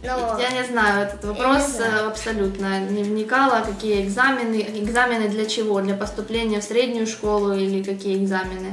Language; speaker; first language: Russian; native; Russian